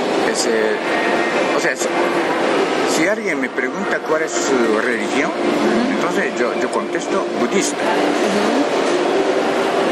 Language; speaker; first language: Spanish; non-native, fluent; Japanese